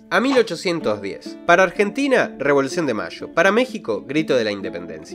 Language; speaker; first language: Spanish; native; Spanish